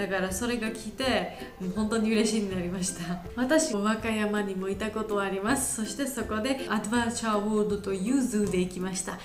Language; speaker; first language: Japanese; non-native, learner; Georgian